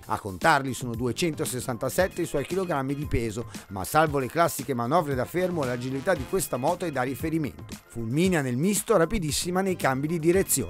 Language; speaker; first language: Italian; native; Italian